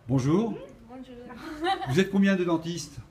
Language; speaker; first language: French; native; French